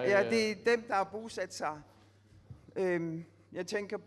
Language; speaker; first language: Danish; non-native, local second language; Kalaallisut